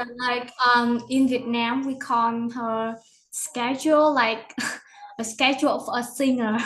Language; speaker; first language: English; non-native, learner; Vietnamese